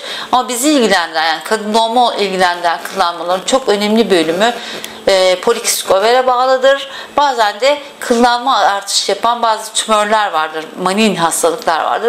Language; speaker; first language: Turkish; native; Turkish